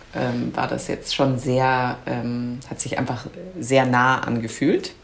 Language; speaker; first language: German; native; German